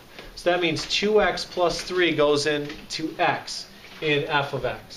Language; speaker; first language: English; native; English